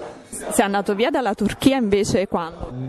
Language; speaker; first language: Italian; native; Italian